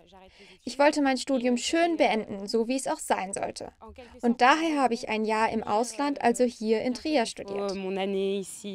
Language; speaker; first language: German; non-native, fluent; French